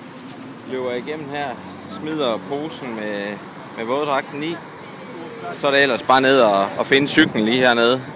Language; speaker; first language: Danish; native; Danish